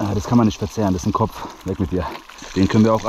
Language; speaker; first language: German; early bilingual, other home language; Bosnian